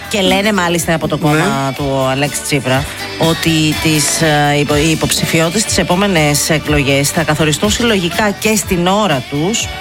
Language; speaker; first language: Greek; native; Greek